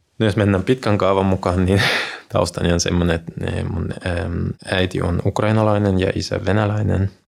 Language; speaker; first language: Finnish; non-native, fluent; Russian